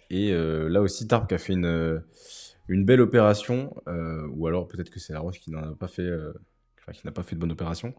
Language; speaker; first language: French; native; French